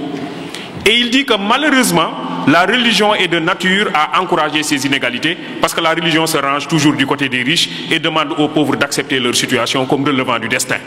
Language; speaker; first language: French; non-native, local second language; Wolof